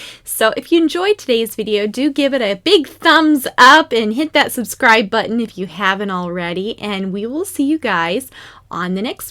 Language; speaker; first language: English; native; English